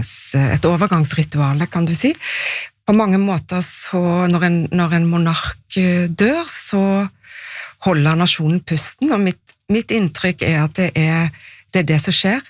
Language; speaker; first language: Norwegian; native; Norwegian